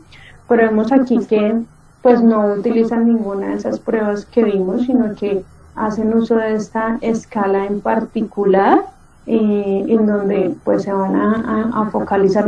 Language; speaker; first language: Spanish; native; Spanish